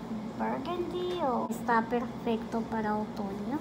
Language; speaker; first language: Spanish; early bilingual, heritage; Spanish